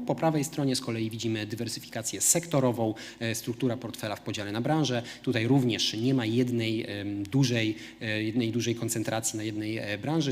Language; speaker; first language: Polish; native; Polish